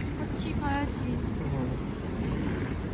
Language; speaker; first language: Korean; non-native, learner; Russian